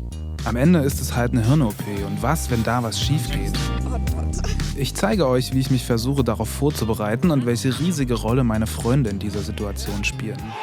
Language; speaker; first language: German; native; German